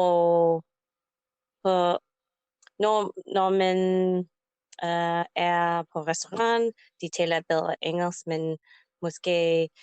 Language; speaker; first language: Danish; non-native, learner; English